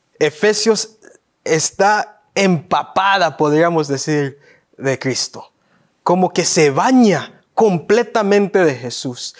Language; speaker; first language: Spanish; early bilingual, heritage; Spanish